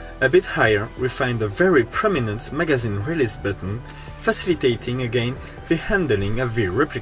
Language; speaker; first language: English; non-native, fluent; French